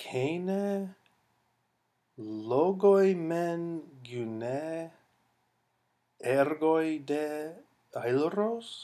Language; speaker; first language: Greek; non-native, fluent; English